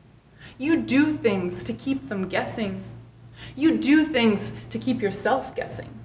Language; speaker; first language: English; native; English